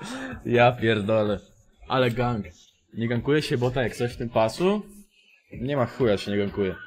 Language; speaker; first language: Polish; native; Polish